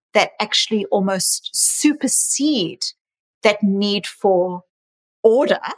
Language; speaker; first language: English; native; English